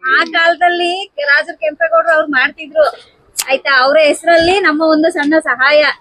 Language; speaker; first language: Kannada; native; Kannada